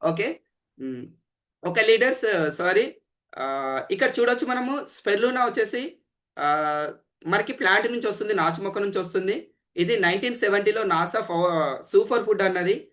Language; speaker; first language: Telugu; native; Telugu